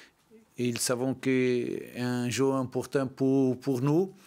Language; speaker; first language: French; non-native, learner; Portuguese